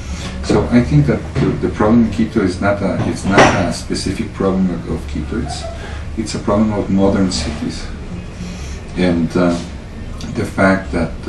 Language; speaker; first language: English; non-native, learner; Spanish